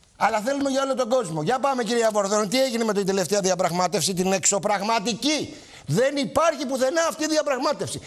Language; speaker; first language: Greek; native; Greek